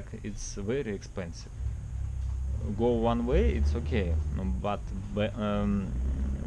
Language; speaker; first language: English; non-native, learner; Russian